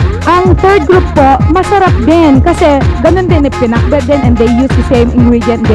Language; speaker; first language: Filipino; native; Filipino